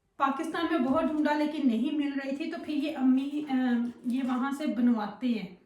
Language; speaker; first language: Urdu; native; Urdu